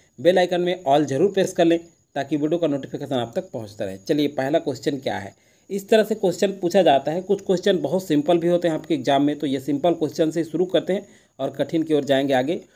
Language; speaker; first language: Hindi; native; Hindi